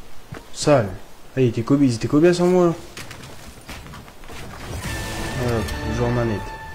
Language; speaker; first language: French; native; French